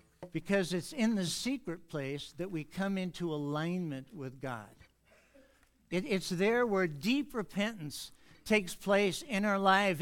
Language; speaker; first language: English; native; English